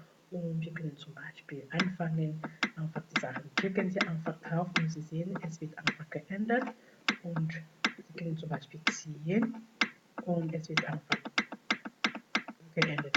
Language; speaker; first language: German; non-native, fluent; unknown